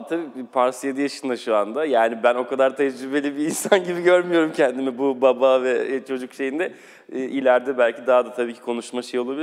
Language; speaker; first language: Turkish; native; Turkish